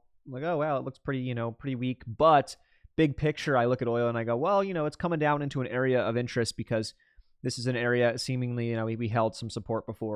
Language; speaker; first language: English; native; English